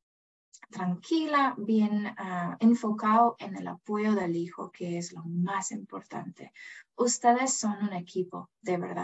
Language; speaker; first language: Spanish; non-native, fluent; English